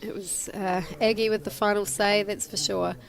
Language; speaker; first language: English; native; English